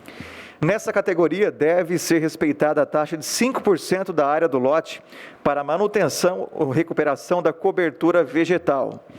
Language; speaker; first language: Portuguese; native; Portuguese